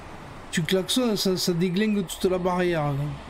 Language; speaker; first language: French; native; French